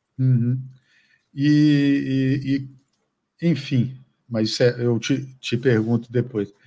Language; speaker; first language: Portuguese; native; Portuguese